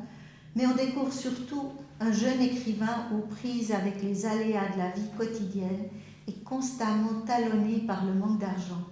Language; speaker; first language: French; native; French